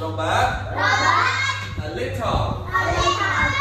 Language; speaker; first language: English; non-native, learner; Khmer